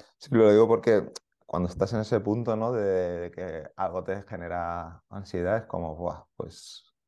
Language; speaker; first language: Spanish; native; Spanish